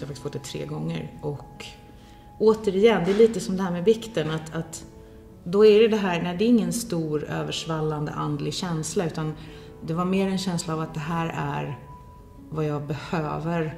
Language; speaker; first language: Swedish; native; Swedish